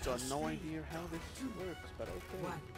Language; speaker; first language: English; native; English